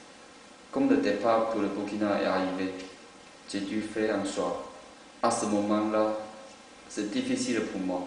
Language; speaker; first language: French; non-native, learner; Chinese